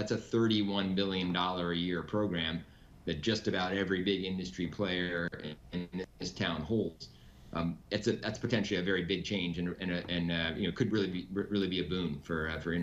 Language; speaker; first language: English; native; English